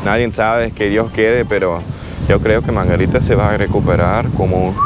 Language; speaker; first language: Spanish; non-native, fluent; German